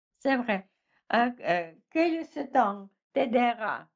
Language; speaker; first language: French; non-native, fluent; Russian